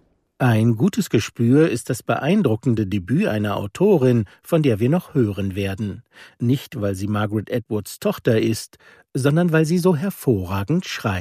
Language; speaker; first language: German; native; German